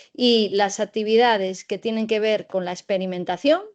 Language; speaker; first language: Spanish; native; Spanish